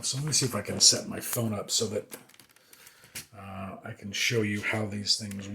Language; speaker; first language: English; native; English